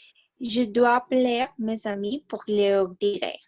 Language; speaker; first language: French; non-native, learner; Spanish